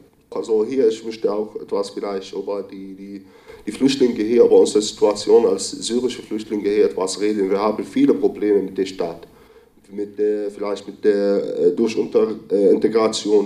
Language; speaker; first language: German; non-native, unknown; Arabic